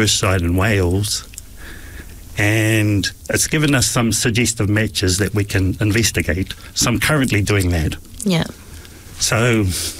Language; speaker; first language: English; native; English